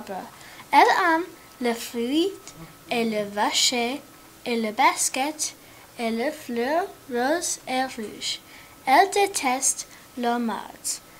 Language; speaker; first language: French; non-native, learner; English